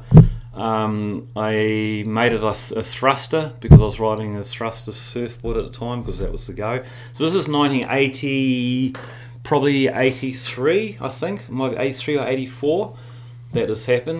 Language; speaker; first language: English; native; English